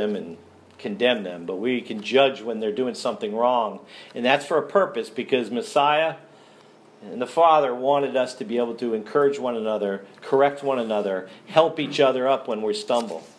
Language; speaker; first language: English; native; English